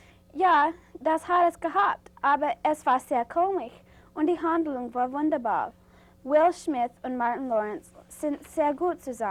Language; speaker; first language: German; non-native, learner; English